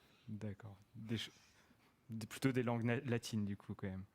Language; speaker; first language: French; native; French